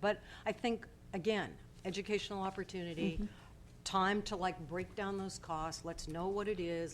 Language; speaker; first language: English; native; English